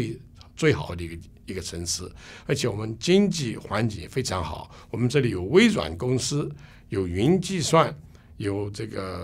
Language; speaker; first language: Chinese; non-native, local second language; Cantonese